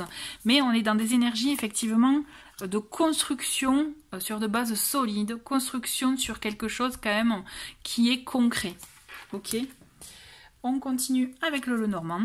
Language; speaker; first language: French; native; French